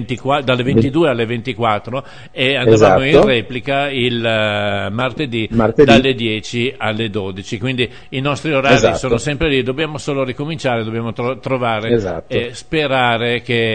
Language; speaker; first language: Italian; native; Italian